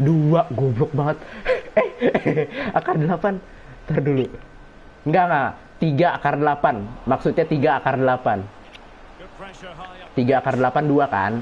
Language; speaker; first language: Indonesian; native; Indonesian